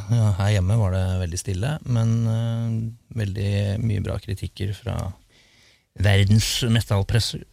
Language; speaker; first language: Norwegian; native; Norwegian